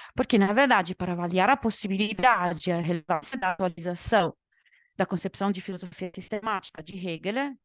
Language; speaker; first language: Portuguese; non-native, fluent; Italian